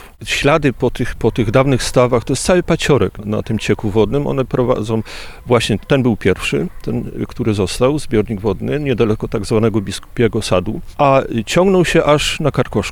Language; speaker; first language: Polish; native; Polish